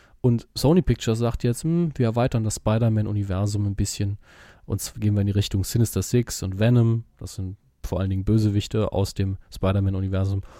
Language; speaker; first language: German; native; German